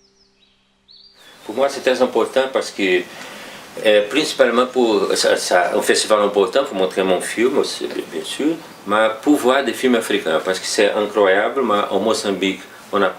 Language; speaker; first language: French; non-native, fluent; Portuguese